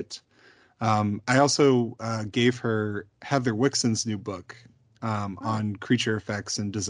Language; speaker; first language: English; native; English